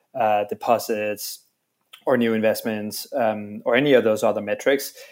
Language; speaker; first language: English; non-native, fluent; Danish